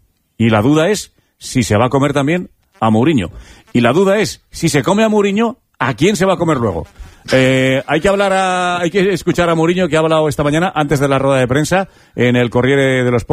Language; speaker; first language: Spanish; native; Spanish